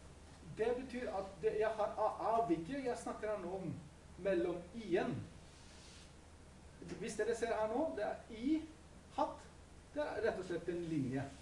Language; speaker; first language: Norwegian; non-native, fluent; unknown